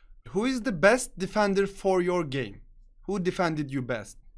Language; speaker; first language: English; non-native, fluent; Turkish